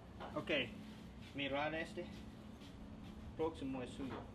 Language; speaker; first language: Spanish; non-native, learner; English